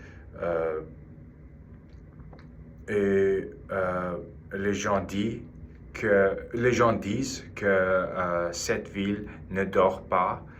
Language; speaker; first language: French; non-native, learner; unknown